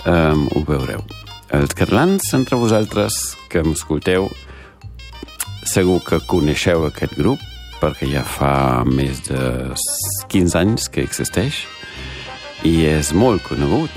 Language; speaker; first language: Catalan; non-native, fluent; German